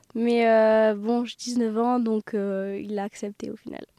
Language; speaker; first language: French; native; French